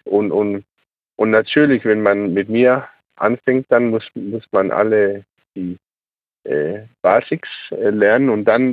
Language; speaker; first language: German; non-native, learner; Danish